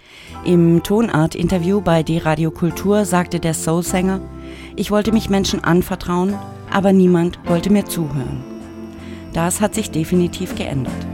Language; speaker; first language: German; native; German